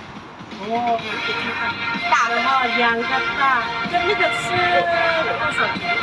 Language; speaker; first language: Chinese; non-native, fluent; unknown